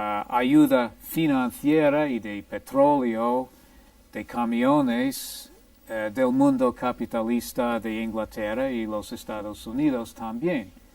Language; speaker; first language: Spanish; non-native, fluent; English